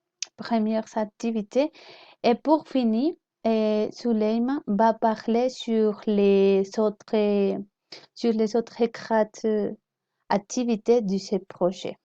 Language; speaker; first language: French; non-native, learner; Spanish